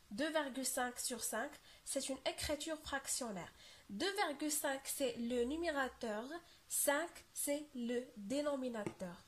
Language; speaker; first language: French; non-native, local second language; Arabic